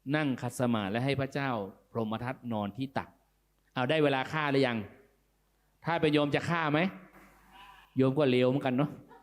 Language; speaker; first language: Thai; native; Thai